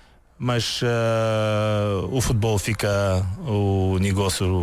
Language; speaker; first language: Portuguese; non-native, learner; Bulgarian